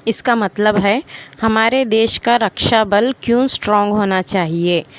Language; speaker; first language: Hindi; non-native, local second language; Kannada